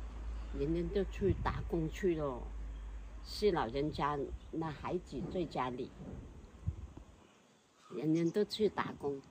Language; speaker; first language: Chinese; non-native, local second language; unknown